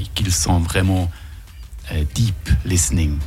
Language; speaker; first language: French; non-native, fluent; Swiss German